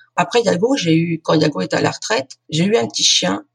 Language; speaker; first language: French; native; French